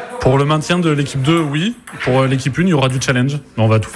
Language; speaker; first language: French; native; French